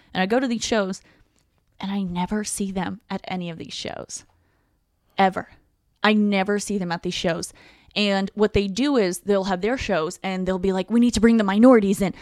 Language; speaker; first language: English; non-native, fluent; Russian